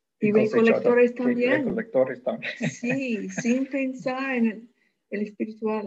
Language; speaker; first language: Spanish; non-native, fluent; English